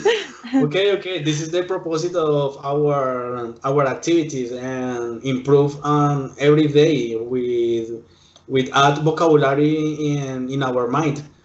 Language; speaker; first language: English; non-native, learner; Spanish